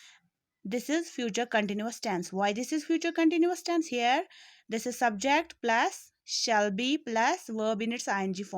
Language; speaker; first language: English; non-native, local second language; Urdu